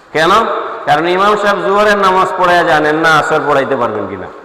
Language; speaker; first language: Bangla; native; Bangla